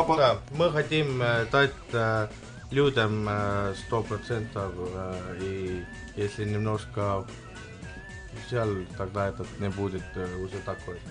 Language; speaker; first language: Russian; non-native, learner; Estonian